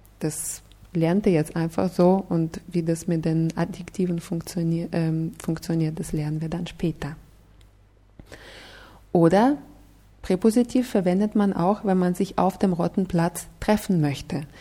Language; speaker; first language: German; non-native, fluent; Russian